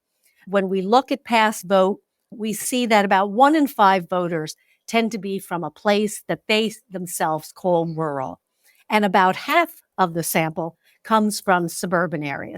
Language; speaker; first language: English; native; English